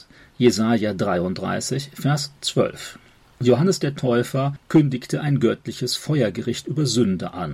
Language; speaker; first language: German; native; German